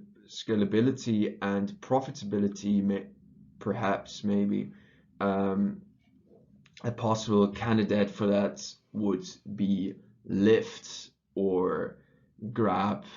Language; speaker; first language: English; non-native, fluent; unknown